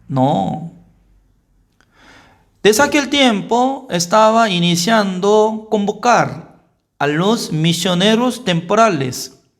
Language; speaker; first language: Spanish; non-native, fluent; Korean